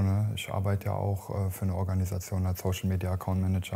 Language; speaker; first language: German; native; German